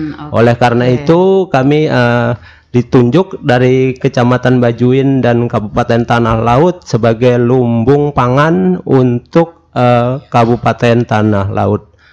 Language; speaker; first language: Indonesian; non-native, local second language; Javanese